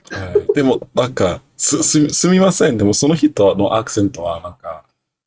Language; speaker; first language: Japanese; non-native, learner; English